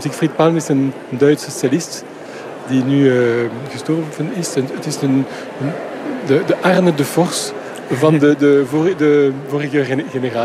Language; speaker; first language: Dutch; non-native, local second language; French